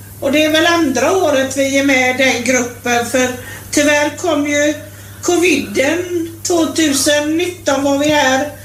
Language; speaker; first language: Swedish; native; Swedish